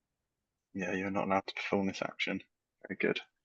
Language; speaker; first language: English; native; English